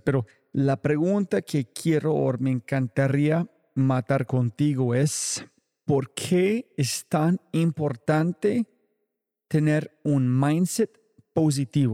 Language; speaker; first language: Spanish; non-native, fluent; English